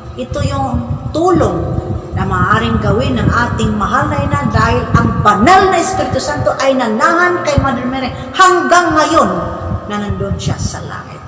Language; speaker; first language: Filipino; non-native, local second language; Cebuano